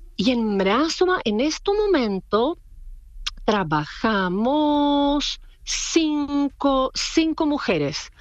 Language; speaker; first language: Spanish; non-native, fluent; Czech